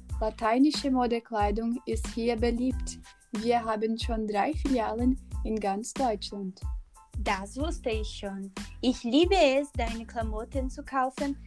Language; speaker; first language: German; non-native, learner; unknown